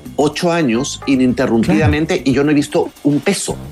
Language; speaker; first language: Spanish; native; Spanish